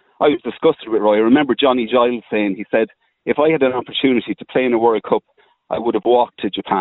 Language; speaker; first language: English; native; English